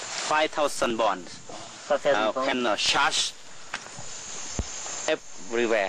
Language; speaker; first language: English; non-native, learner; Lao